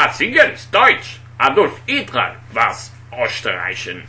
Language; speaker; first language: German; non-native, learner; Portuguese